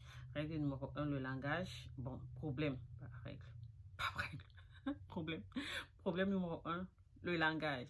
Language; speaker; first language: French; non-native, local second language; Fula